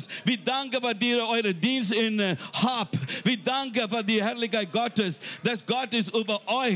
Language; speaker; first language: German; non-native, learner; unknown